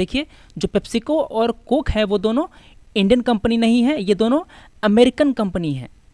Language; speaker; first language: Hindi; native; Hindi